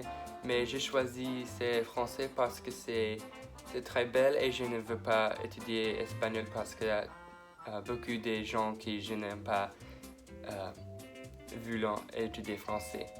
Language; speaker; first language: French; non-native, learner; English